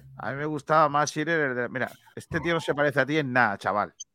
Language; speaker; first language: Spanish; native; Spanish